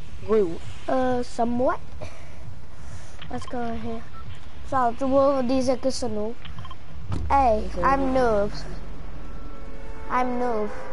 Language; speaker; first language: English; non-native, learner; Portuguese